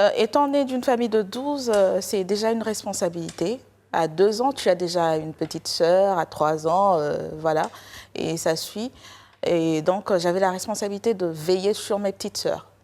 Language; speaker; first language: French; non-native, local second language; Lingala